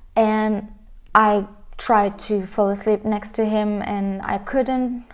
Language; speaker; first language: English; non-native, fluent; French